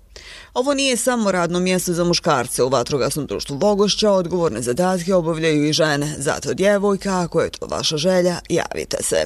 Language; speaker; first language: Serbian; native; Serbian